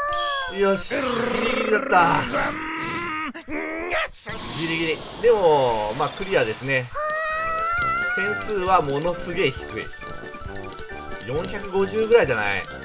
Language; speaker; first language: Japanese; native; Japanese